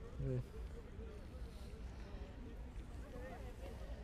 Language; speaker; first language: French; non-native, learner; Portuguese